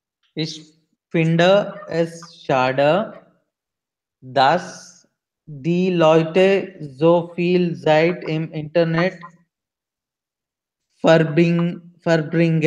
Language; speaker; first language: German; non-native, learner; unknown